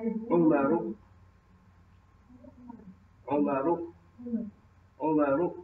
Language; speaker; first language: Arabic; non-native, fluent; Urdu